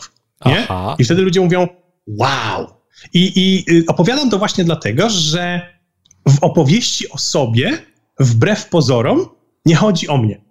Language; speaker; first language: Polish; native; Polish